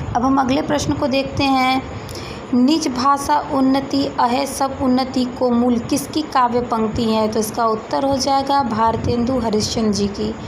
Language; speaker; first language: Hindi; native; Hindi